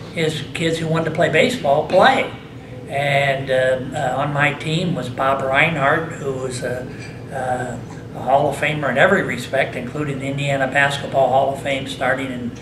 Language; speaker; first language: English; native; English